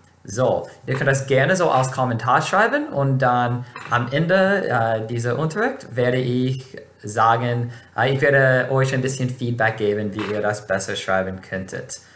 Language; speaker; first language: German; non-native, fluent; English